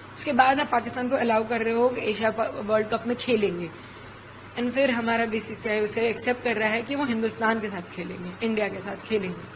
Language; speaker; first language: Hindi; native; Hindi